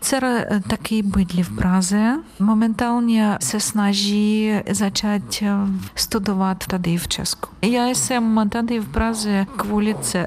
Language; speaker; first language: Czech; non-native, fluent; Ukrainian